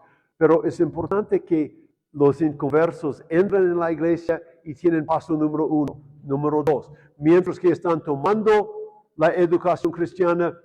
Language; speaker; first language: Spanish; non-native, fluent; English